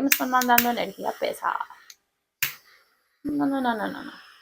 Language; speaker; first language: Spanish; early bilingual, heritage; Spanish